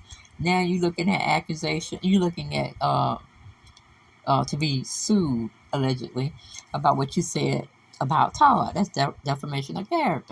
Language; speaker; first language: English; native; English